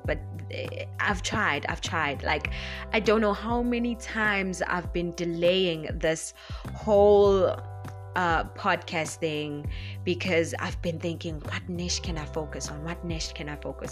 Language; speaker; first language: English; non-native, local second language; Zulu